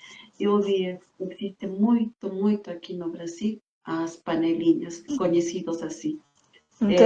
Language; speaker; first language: Portuguese; non-native, fluent; Spanish